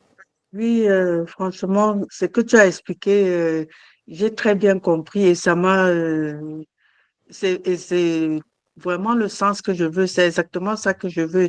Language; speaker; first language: French; non-native, fluent; German